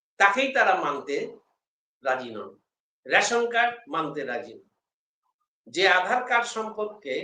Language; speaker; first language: Bangla; native; Bangla